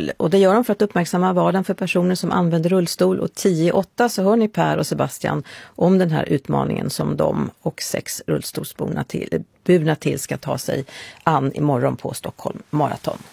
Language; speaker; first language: Swedish; native; Swedish